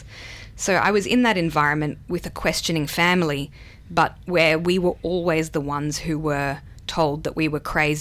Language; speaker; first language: English; non-native, local second language; Hebrew